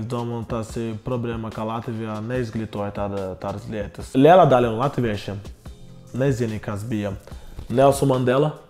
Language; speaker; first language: Latvian; non-native, learner; Portuguese